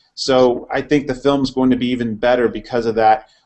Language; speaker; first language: English; native; English